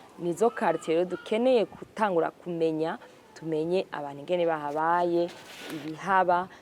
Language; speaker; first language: Rundi; early bilingual, heritage; Rundi